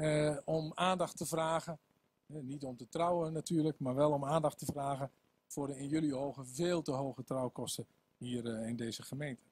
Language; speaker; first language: Dutch; native; Dutch